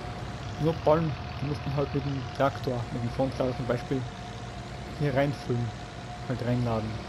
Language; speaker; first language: German; native; German